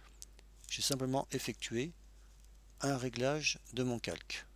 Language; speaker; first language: French; native; French